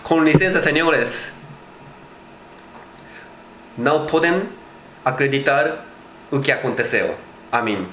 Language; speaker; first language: Spanish; non-native, learner; Portuguese